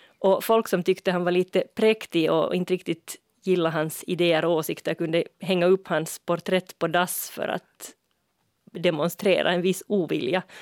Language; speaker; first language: Swedish; native; Swedish